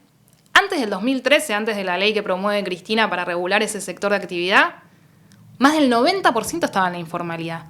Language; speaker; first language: Spanish; native; Spanish